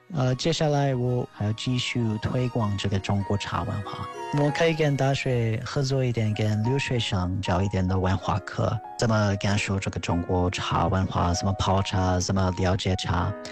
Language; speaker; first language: Chinese; non-native, fluent; English